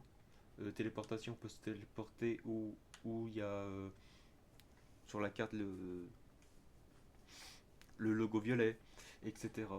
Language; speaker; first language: French; native; French